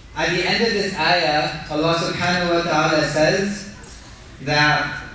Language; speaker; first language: English; native; English